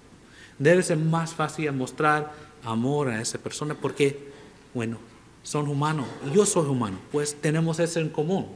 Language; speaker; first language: Spanish; non-native, fluent; English